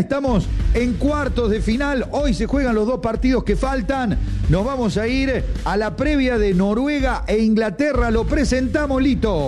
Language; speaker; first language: Spanish; native; Spanish